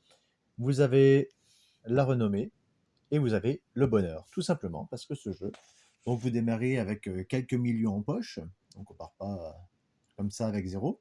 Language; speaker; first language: French; native; French